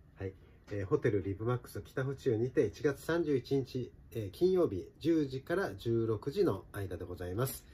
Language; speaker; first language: Japanese; native; Japanese